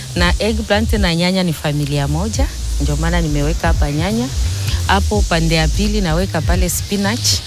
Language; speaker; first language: Swahili; native; Swahili